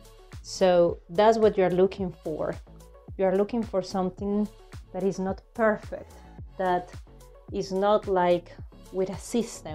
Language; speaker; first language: English; non-native, fluent; Spanish